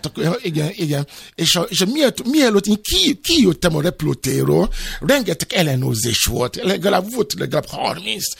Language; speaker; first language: Hungarian; non-native, fluent; Yoruba